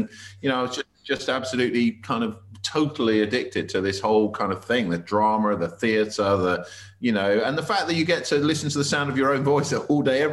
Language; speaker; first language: English; native; English